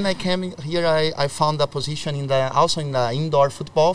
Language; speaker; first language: English; non-native, learner; Portuguese